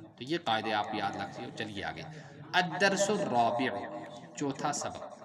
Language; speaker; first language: Urdu; native; Urdu